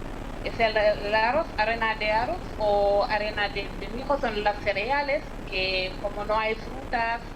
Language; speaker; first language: Spanish; non-native, fluent; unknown